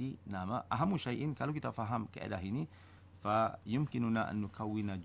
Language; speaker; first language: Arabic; non-native, fluent; Malay